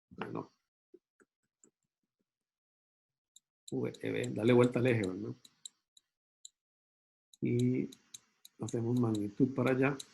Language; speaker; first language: Spanish; native; Spanish